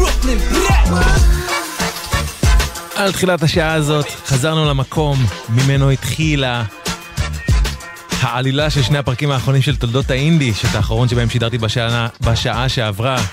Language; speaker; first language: Hebrew; native; Hebrew